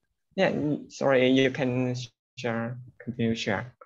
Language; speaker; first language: English; non-native, learner; Vietnamese